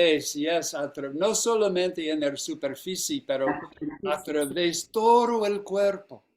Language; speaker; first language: Spanish; non-native, fluent; English